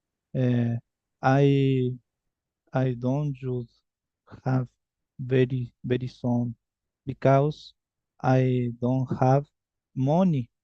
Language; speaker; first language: English; non-native, learner; Spanish